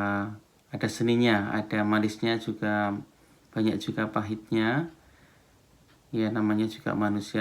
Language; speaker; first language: Indonesian; non-native, local second language; Javanese